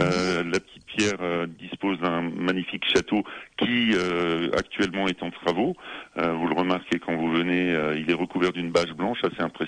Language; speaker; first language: French; native; French